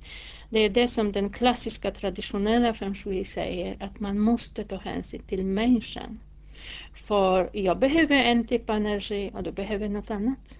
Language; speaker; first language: Swedish; non-native, fluent; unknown